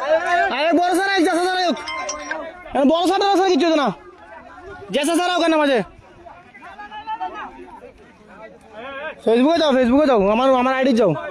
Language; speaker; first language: Hindi; non-native, learner; Bangla